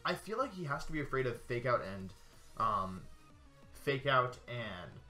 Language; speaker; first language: English; native; English